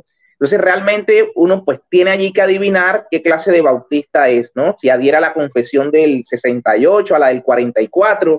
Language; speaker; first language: Spanish; native; Spanish